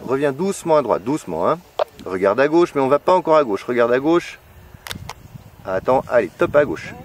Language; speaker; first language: French; native; French